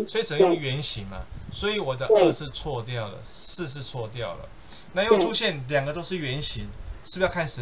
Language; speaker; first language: Chinese; native; Chinese